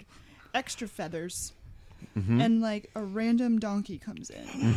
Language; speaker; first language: English; native; English